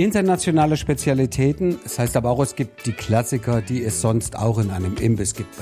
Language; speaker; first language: German; native; German